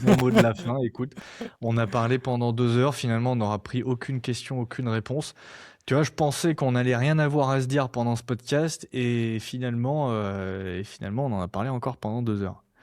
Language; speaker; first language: French; native; French